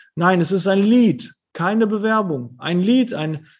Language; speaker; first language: German; native; German